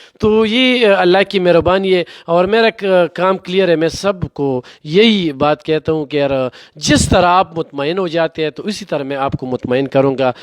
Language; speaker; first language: Urdu; non-native, local second language; Pashto